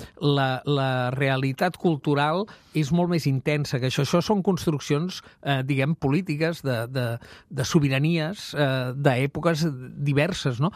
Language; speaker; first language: Catalan; native; Catalan